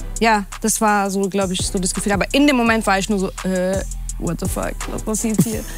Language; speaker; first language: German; early bilingual, other home language; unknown